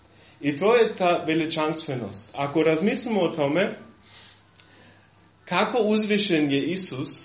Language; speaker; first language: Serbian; non-native, fluent; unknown